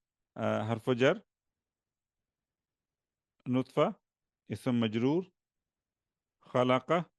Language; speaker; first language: Arabic; non-native, fluent; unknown